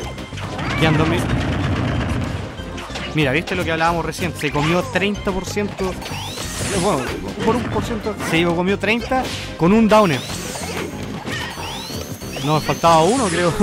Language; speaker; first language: Spanish; native; Spanish